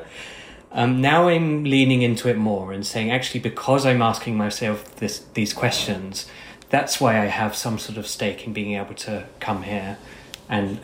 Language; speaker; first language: English; native; English